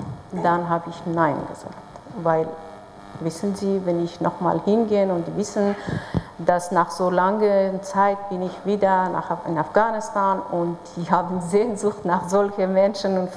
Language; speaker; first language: German; non-native, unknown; Persian